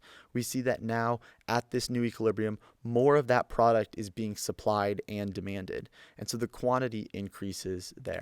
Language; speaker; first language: English; native; English